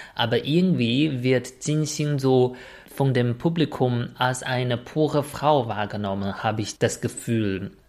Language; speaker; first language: German; non-native, fluent; Chinese